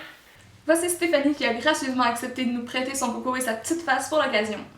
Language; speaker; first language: French; native; French